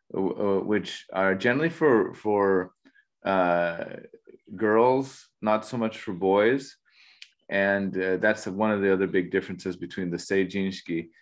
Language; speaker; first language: English; native; English